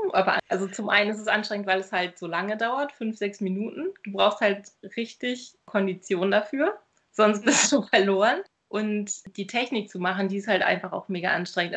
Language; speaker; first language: German; native; German